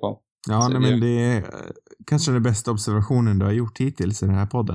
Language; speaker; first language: Swedish; native; Swedish